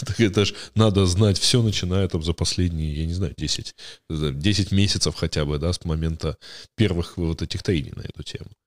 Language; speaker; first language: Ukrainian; non-native, local second language; Russian